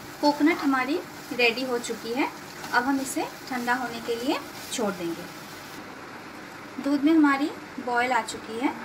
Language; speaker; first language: Hindi; non-native, local second language; Bangla